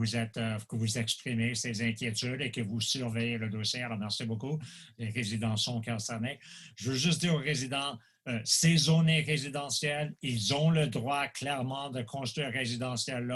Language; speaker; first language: French; non-native, local second language; English